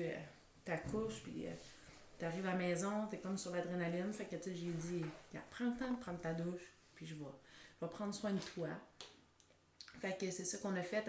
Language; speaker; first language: French; native; French